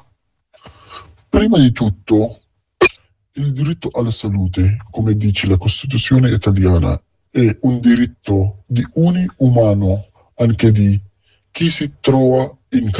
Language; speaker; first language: Italian; non-native, fluent; Arabic